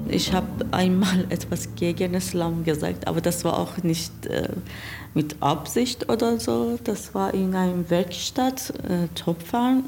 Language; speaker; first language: German; non-native, learner; Persian